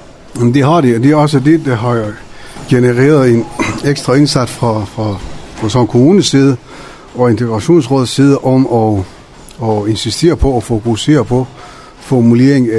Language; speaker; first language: Danish; non-native, fluent; Persian